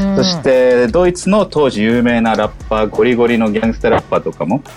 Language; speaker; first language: Japanese; early bilingual, heritage; German